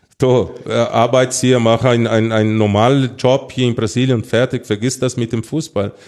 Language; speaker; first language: German; non-native, fluent; Portuguese